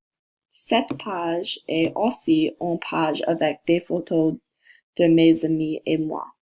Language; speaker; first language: French; non-native, learner; English